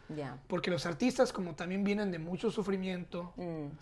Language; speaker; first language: Spanish; early bilingual, heritage; Spanish